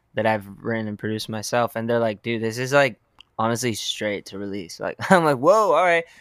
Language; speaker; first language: English; early bilingual, other home language; Spanish